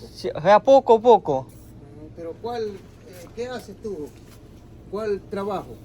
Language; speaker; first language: Spanish; non-native, learner; Gujarati